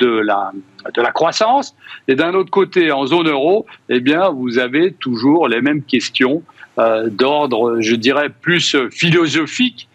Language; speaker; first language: French; native; French